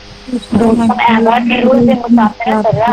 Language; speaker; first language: Persian; non-native, learner; Urdu